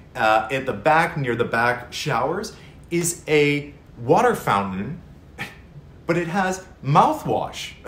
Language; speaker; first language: English; native; English